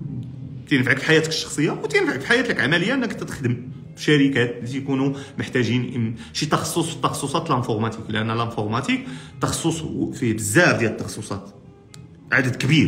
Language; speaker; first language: Arabic; native; Arabic